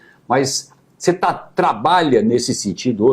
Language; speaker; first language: Portuguese; native; Portuguese